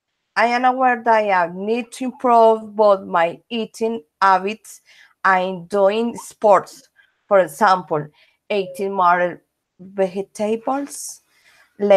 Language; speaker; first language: English; non-native, learner; Spanish